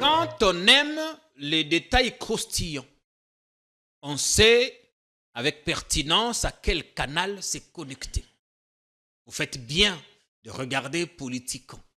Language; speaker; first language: French; non-native, local second language; Lingala